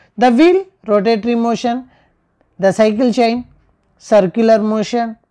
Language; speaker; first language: English; non-native, local second language; Telugu